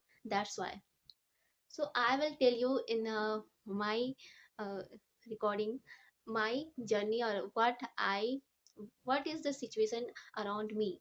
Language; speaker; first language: English; non-native, learner; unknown